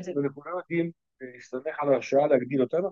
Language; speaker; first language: Hebrew; native; Hebrew